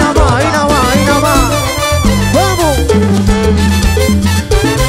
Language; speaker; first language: Spanish; native; Spanish